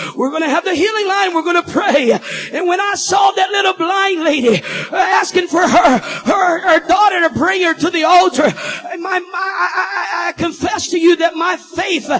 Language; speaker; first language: English; non-native, fluent; Portuguese